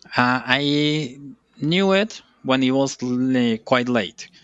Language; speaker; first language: English; non-native, fluent; Spanish